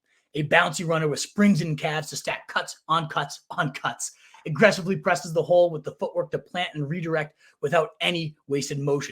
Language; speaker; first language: English; native; English